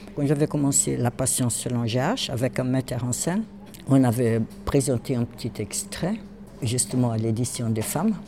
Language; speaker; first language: French; non-native, fluent; Portuguese